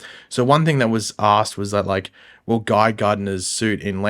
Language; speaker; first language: English; native; English